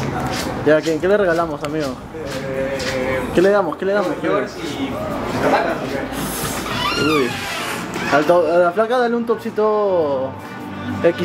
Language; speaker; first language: Spanish; native; Spanish